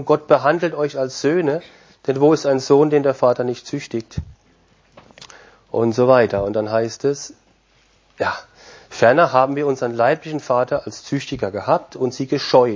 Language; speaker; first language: German; non-native, fluent; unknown